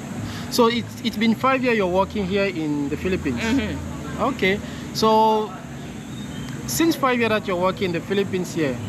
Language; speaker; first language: English; non-native, learner; French